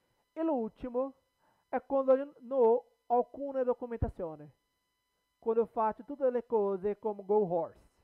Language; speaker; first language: Italian; non-native, learner; Portuguese